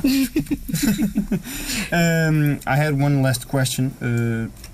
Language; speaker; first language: English; non-native, fluent; Portuguese